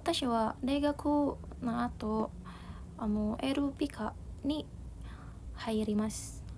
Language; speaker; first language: Japanese; non-native, learner; Indonesian